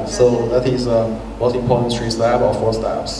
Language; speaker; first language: English; non-native, fluent; Chinese